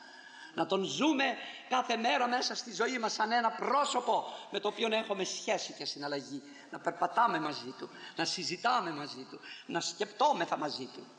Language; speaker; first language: Greek; native; Greek